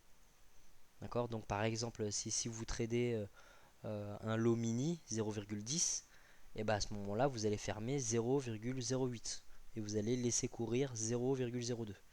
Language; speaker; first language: French; native; French